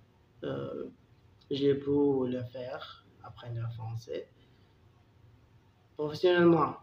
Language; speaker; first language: French; non-native, learner; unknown